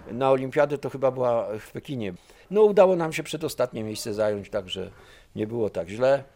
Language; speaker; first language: Polish; native; Polish